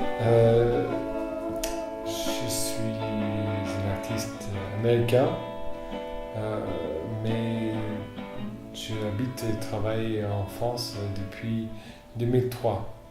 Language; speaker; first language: French; non-native, fluent; English